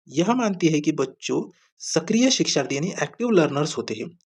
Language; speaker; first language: Hindi; non-native, local second language; Marathi